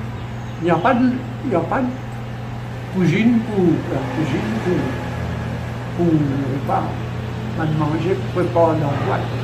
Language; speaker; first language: French; non-native, local second language; Morisyen